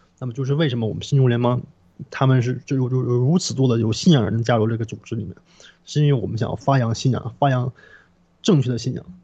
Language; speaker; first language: Chinese; non-native, local second language; Korean